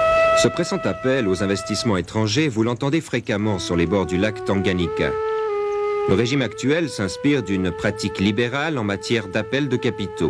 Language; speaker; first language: French; native; French